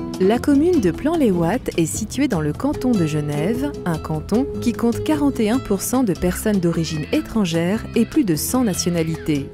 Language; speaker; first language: French; native; French